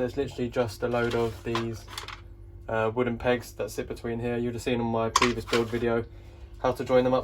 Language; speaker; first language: English; native; English